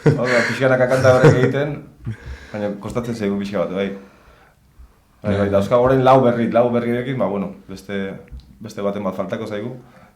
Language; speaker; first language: Basque; native; Basque